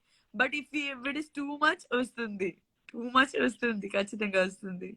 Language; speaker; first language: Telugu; non-native, learner; Gujarati